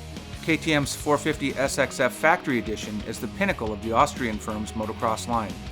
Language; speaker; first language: English; native; English